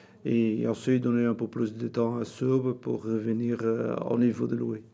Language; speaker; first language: French; non-native, learner; Portuguese